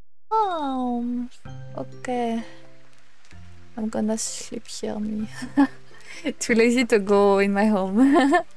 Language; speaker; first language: English; non-native, fluent; French